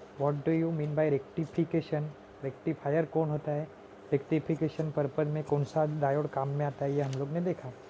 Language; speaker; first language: Hindi; non-native, local second language; Marathi